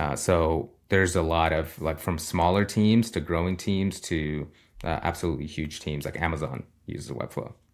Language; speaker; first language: English; early bilingual, other home language; Russian